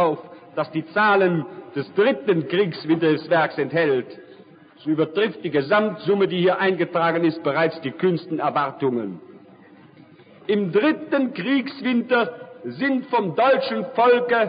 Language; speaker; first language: German; native; German